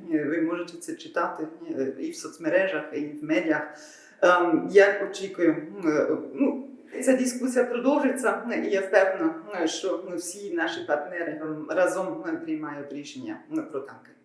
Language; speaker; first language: Ukrainian; non-native, fluent; German